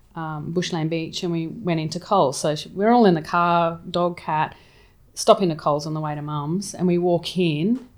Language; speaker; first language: English; native; English